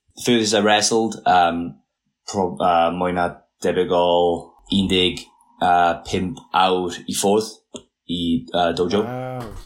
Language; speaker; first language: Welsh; non-native, local second language; English